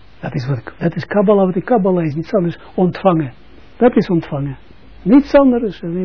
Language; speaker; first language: Dutch; non-native, fluent; Russian